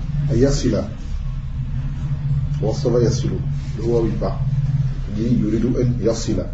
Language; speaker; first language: Arabic; non-native, fluent; French